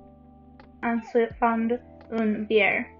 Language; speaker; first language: French; non-native, learner; English